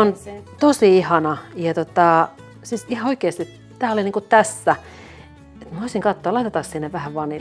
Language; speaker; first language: Finnish; native; Finnish